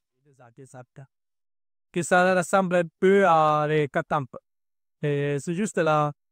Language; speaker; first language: French; non-native, learner; Italian